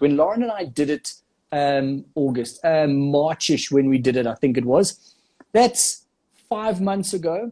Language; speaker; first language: English; native; English